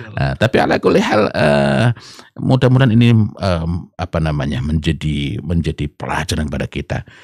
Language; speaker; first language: Indonesian; non-native, local second language; Javanese